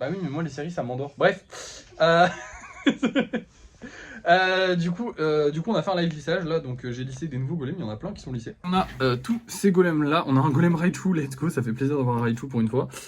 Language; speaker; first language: French; native; French